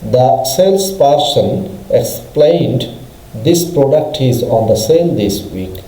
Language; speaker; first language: English; non-native, local second language; Bangla